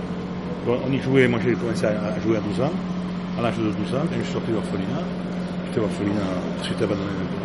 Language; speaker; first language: French; native; French